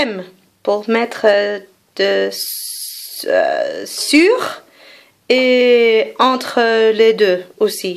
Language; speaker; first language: French; non-native, fluent; English